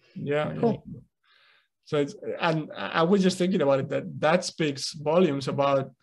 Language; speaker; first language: English; non-native, fluent; Spanish